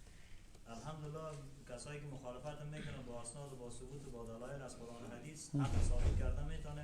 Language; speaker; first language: Persian; native; Persian